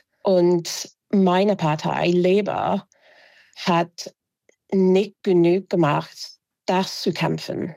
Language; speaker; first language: German; non-native, fluent; English